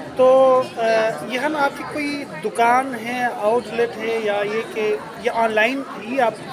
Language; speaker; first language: Urdu; non-native, local second language; Khowar